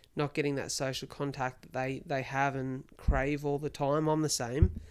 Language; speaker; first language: English; native; English